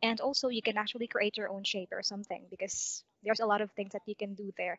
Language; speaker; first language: English; non-native, local second language; Cebuano